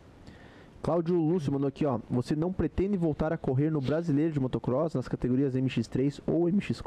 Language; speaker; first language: Portuguese; native; Portuguese